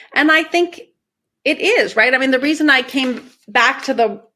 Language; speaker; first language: English; early bilingual, other home language; Persian